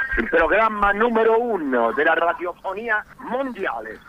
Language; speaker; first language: Italian; non-native, learner; Spanish